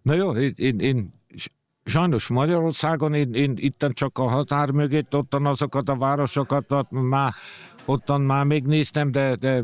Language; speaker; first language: Hungarian; early bilingual, heritage; Hungarian